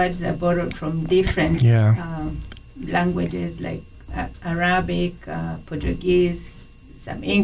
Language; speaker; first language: English; non-native, local second language; Kalenjin